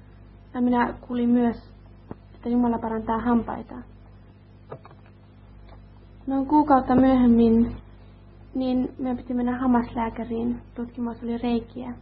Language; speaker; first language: Finnish; early bilingual, heritage; Finnish